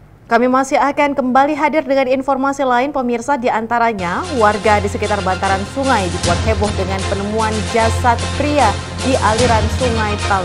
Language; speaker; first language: Indonesian; native; Indonesian